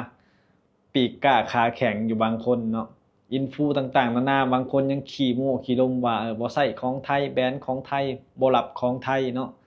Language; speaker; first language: Thai; non-native, local second language; Lao